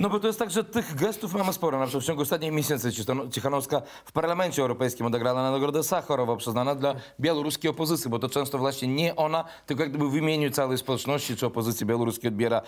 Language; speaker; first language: Polish; native; Polish